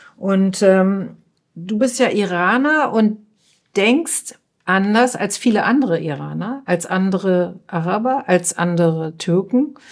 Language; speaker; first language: German; native; German